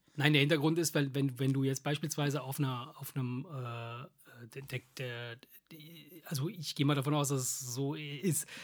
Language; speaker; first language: German; early bilingual, other home language; Italian